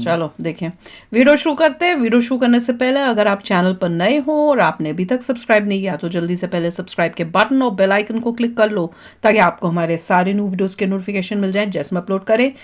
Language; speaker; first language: Hindi; native; Hindi